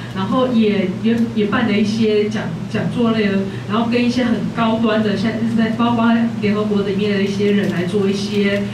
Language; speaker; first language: Chinese; native; Chinese